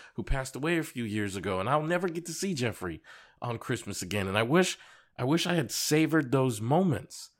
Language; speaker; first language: English; native; English